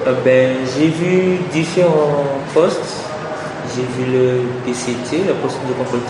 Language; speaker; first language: French; native; French